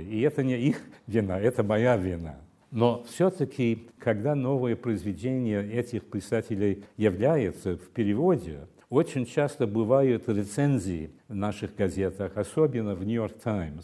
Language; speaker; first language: Russian; non-native, fluent; English